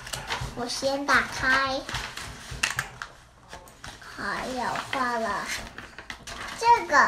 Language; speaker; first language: Chinese; early bilingual, heritage; English